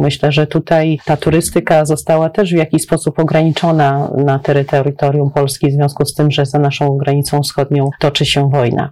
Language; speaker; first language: Polish; native; Polish